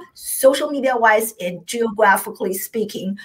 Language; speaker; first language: English; non-native, fluent; Chinese